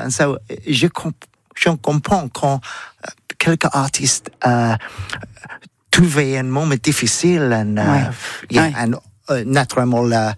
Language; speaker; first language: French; non-native, learner; English